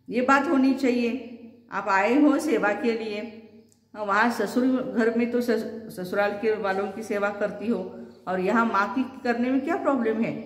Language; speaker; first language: Hindi; non-native, local second language; Marathi